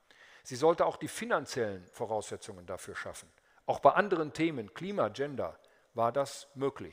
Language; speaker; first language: German; native; German